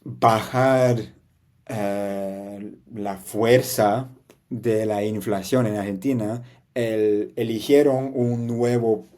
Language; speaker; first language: Spanish; non-native, learner; English